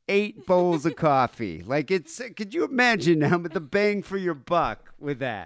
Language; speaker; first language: English; native; English